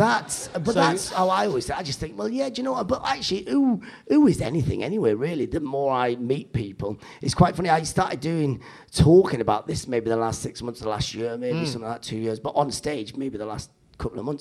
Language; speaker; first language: English; native; English